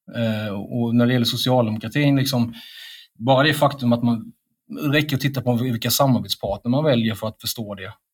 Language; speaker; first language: Swedish; native; Swedish